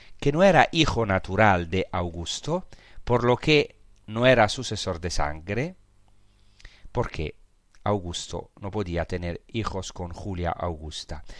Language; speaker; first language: Spanish; non-native, fluent; Italian